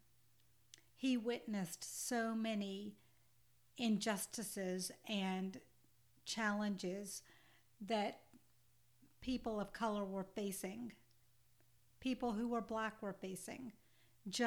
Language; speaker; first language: English; native; English